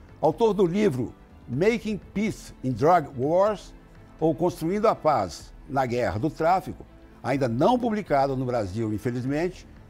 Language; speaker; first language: Portuguese; native; Portuguese